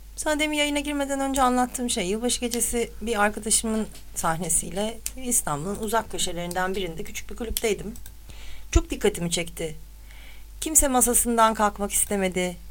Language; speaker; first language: Turkish; native; Turkish